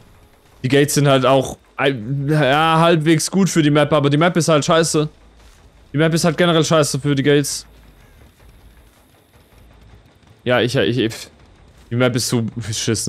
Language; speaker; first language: German; native; German